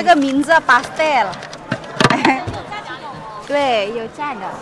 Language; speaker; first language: Chinese; non-native, learner; Indonesian